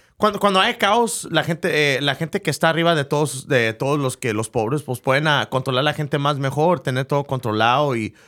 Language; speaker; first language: Spanish; early bilingual, heritage; Spanish